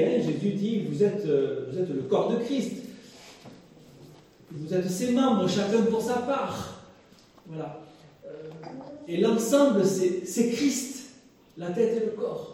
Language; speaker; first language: French; native; French